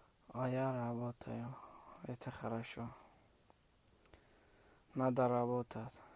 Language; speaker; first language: Russian; non-native, learner; Tajik